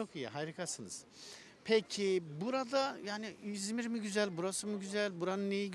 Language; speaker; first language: Turkish; native; Turkish